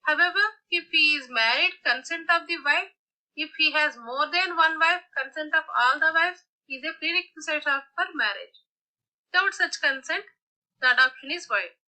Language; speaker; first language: English; non-native, local second language; Telugu